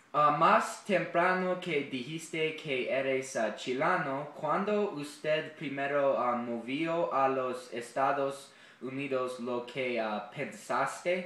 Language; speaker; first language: Spanish; non-native, learner; English